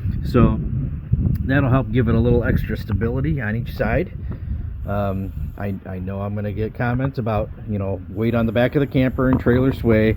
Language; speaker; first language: English; native; English